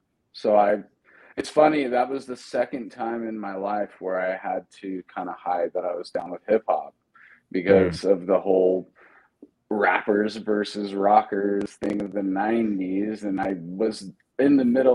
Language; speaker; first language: English; native; English